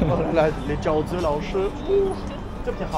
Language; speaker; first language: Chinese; non-native, learner; French